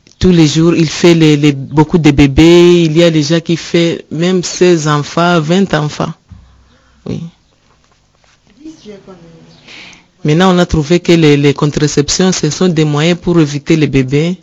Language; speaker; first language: French; non-native, learner; Rundi